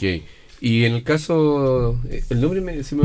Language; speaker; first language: Spanish; native; Spanish